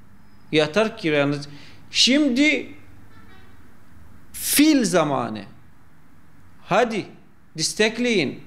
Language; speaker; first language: Turkish; non-native, fluent; Arabic